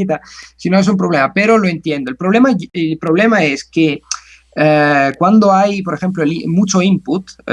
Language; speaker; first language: Spanish; non-native, fluent; Italian